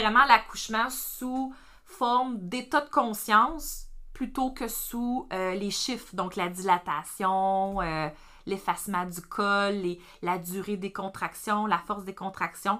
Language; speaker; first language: French; native; French